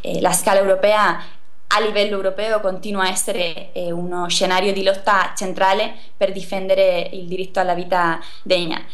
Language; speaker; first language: Italian; non-native, fluent; Spanish